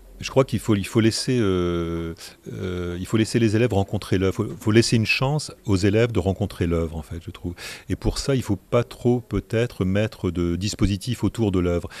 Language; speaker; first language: French; native; French